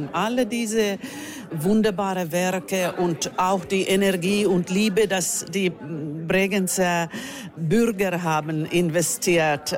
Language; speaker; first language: German; non-native, fluent; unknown